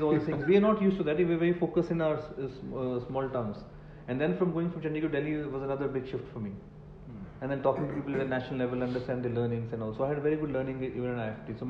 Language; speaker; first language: English; non-native, local second language; Punjabi